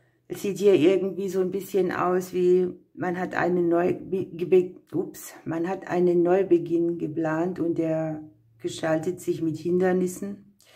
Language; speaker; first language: German; native; German